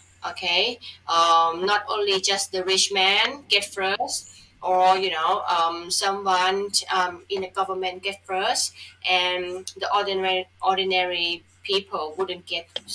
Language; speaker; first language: English; non-native, fluent; Thai